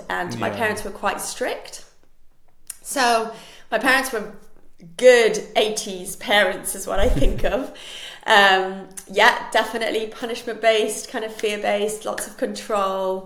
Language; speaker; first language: English; non-native, fluent; Spanish